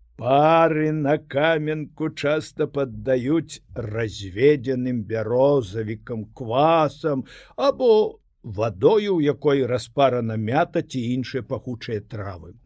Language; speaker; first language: Belarusian; native; Belarusian